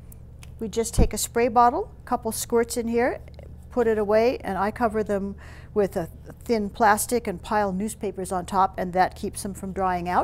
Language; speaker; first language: English; native; English